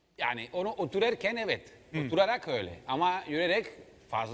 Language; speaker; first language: Turkish; non-native, fluent; Italian